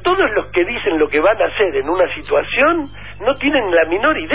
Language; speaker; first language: Spanish; native; Spanish